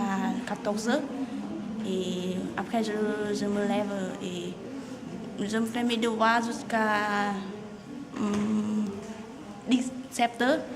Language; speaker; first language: French; non-native, learner; Vietnamese